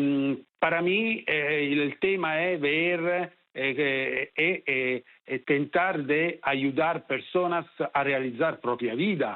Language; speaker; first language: Spanish; non-native, fluent; Italian